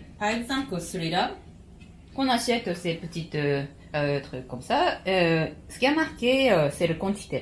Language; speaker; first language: French; non-native, learner; Japanese